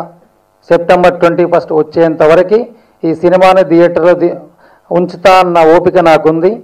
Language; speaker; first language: Telugu; native; Telugu